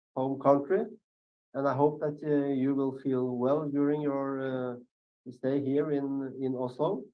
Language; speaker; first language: English; non-native, fluent; Norwegian